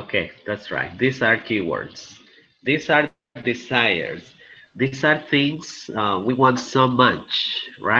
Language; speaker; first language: English; non-native, fluent; Spanish